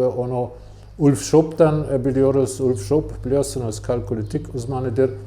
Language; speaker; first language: Turkish; non-native, fluent; German